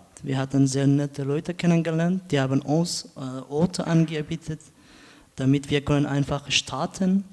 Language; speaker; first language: German; non-native, learner; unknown